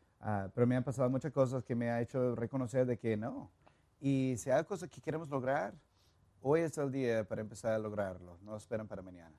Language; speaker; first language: Spanish; non-native, fluent; English